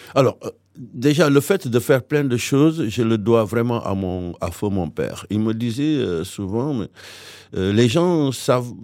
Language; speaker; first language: French; non-native, local second language; Wolof